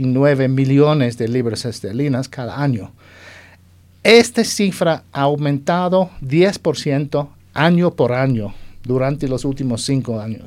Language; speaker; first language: Spanish; non-native, fluent; English